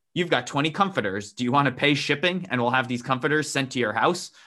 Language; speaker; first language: English; native; English